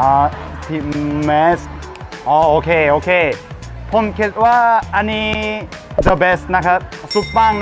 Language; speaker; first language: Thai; non-native, learner; Korean